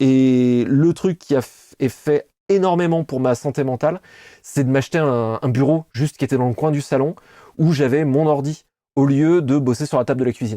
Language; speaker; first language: French; native; French